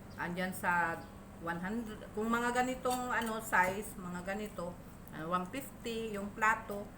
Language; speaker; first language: Filipino; native; Filipino